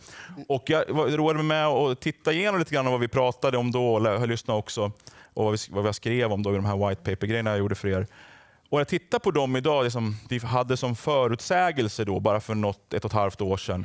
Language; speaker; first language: Swedish; native; Swedish